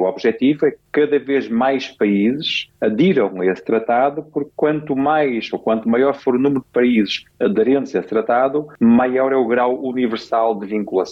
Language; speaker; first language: Portuguese; native; Portuguese